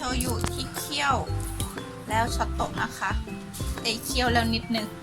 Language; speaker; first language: Thai; native; Thai